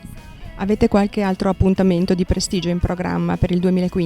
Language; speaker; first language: Italian; native; Italian